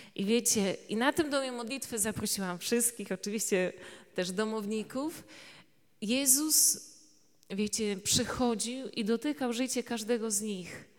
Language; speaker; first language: Polish; native; Polish